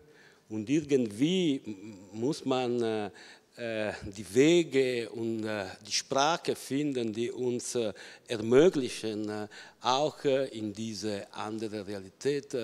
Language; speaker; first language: German; non-native, fluent; Italian